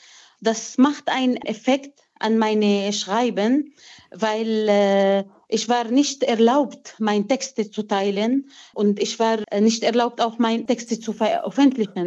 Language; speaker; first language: German; non-native, fluent; Arabic